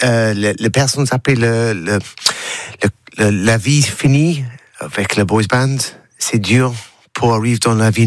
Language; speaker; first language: French; non-native, learner; English